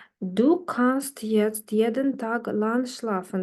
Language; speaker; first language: German; non-native, fluent; Ukrainian